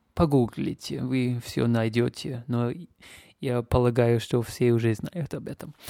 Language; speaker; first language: Russian; non-native, fluent; English